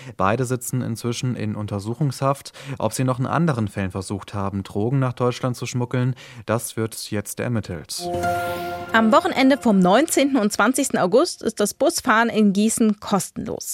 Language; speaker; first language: German; native; German